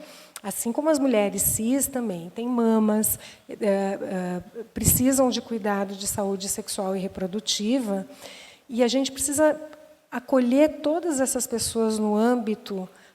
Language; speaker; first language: Portuguese; native; Portuguese